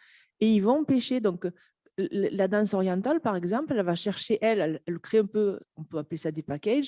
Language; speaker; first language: French; native; French